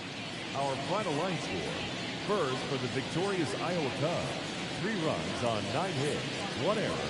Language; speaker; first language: English; native; English